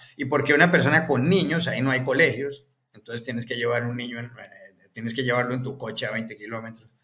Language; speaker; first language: Spanish; native; Spanish